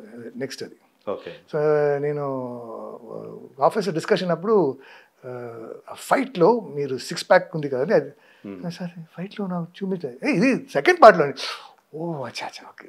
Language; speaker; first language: Telugu; non-native, fluent; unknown